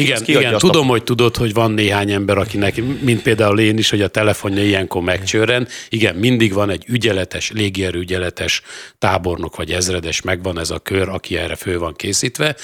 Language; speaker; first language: Hungarian; native; Hungarian